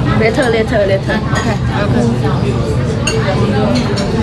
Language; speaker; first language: English; non-native, learner; Thai